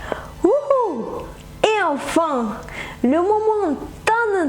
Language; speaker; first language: French; non-native, fluent; Ukrainian